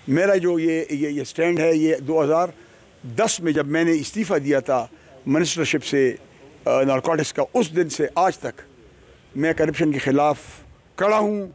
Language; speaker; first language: Urdu; non-native, local second language; Pashto